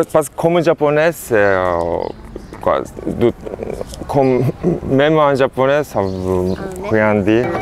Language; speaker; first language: French; non-native, fluent; Japanese